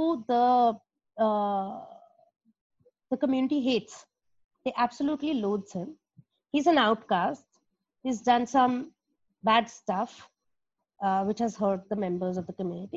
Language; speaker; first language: English; non-native, local second language; Hindi